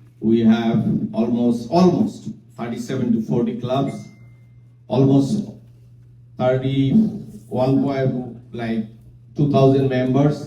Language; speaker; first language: English; non-native, local second language; Bangla